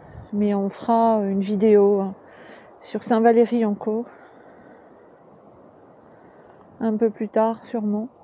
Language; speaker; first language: French; native; French